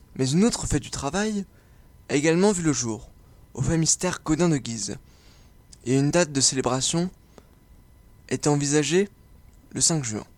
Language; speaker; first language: French; native; French